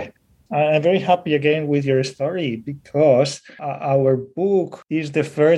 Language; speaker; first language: English; non-native, fluent; Spanish